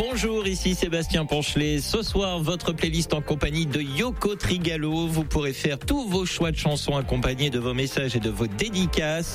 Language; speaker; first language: French; native; French